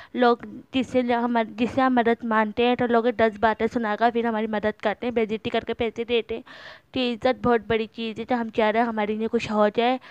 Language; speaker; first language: Urdu; native; Urdu